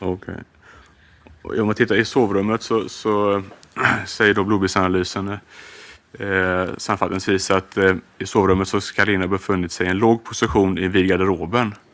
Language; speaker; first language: Swedish; native; Swedish